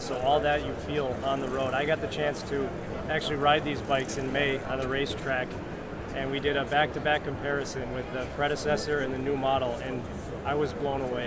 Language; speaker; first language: English; native; English